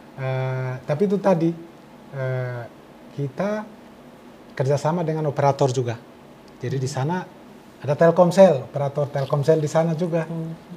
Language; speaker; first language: Indonesian; non-native, local second language; Tetum